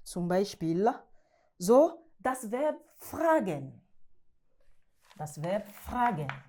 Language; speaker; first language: German; non-native, learner; French